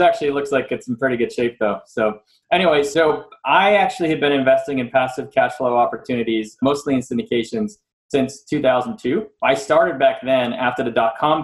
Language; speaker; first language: English; native; English